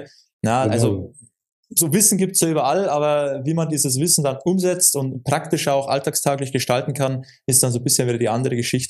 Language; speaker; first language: German; native; German